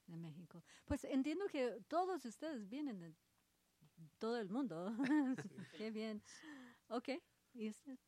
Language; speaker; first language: Spanish; early bilingual, heritage; Spanish